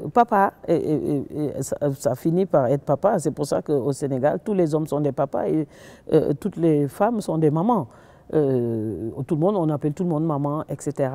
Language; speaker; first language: French; non-native, local second language; Wolof